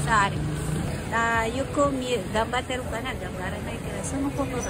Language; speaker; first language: Japanese; non-native, learner; Filipino